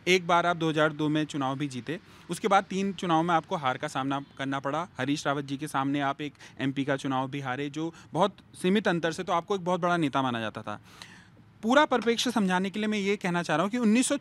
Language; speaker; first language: Hindi; native; Hindi